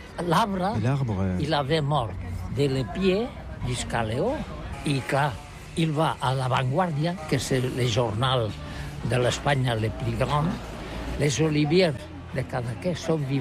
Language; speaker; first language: French; non-native, learner; Catalan